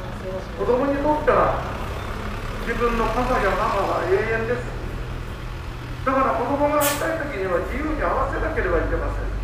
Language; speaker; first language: Japanese; native; Japanese